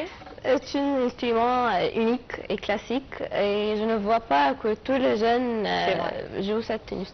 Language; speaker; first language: French; non-native, learner; Arabic